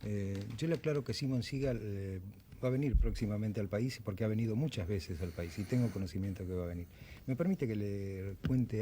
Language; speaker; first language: Spanish; native; Spanish